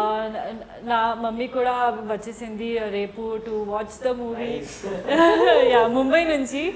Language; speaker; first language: Telugu; non-native, learner; Hindi